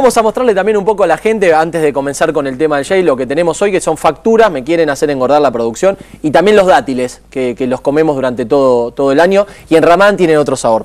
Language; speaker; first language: Spanish; native; Spanish